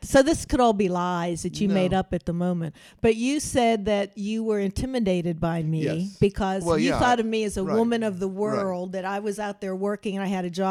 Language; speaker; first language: English; native; English